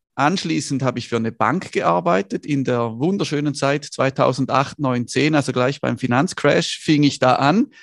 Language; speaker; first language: German; native; German